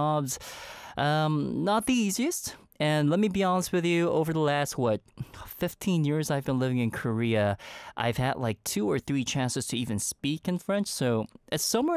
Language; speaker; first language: English; early bilingual, other home language; Korean